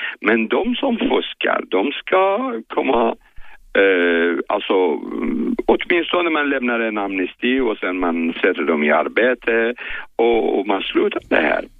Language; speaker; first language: Swedish; non-native, fluent; Kurdish